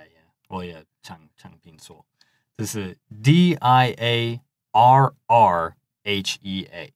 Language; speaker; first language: Chinese; non-native, fluent; English